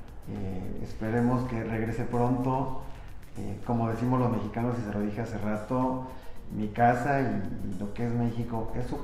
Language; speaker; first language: Spanish; native; Spanish